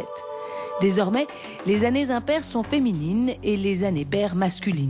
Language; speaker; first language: French; native; French